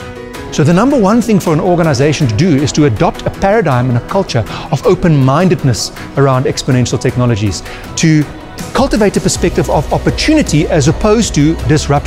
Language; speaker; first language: English; native; English